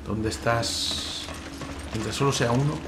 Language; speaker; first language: Spanish; native; Spanish